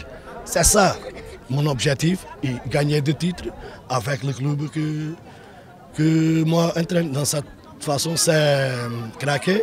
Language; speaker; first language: French; non-native, learner; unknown